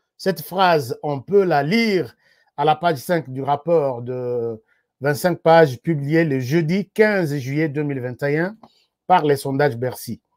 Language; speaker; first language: French; non-native, local second language; Lingala